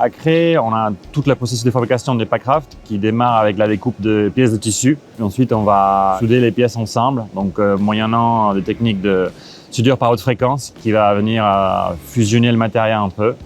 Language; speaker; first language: French; non-native, fluent; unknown